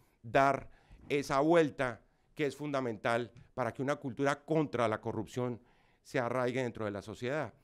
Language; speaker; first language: Spanish; native; Spanish